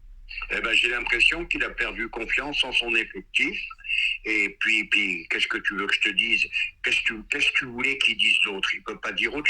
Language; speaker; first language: French; native; French